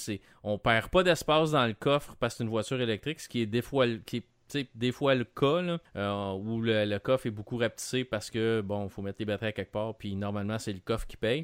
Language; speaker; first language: French; native; French